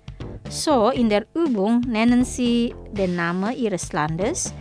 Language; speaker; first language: German; non-native, fluent; Indonesian